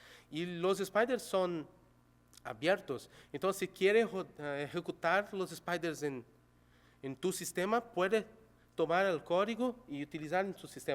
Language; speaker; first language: Spanish; non-native, local second language; Portuguese